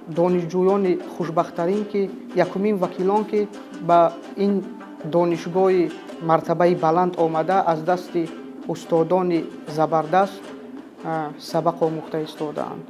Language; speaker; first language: Persian; non-native, local second language; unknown